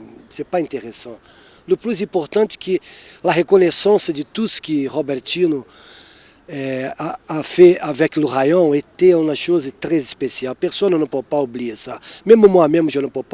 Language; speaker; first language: French; non-native, fluent; Portuguese